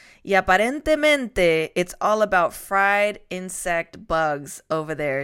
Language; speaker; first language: English; early bilingual, other home language; Spanish